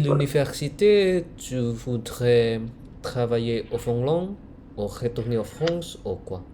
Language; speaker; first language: French; non-native, fluent; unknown